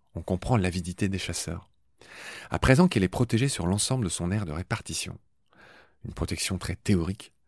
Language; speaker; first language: French; native; French